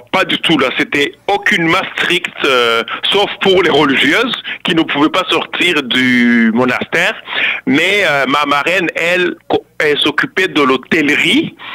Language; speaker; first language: French; non-native, local second language; Kinyarwanda